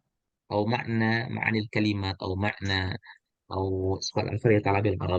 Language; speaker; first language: Arabic; non-native, fluent; Indonesian